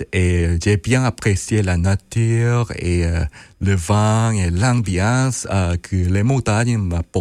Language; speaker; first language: French; non-native, fluent; Korean